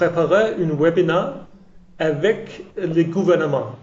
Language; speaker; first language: French; non-native, learner; English